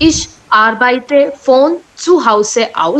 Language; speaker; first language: German; non-native, learner; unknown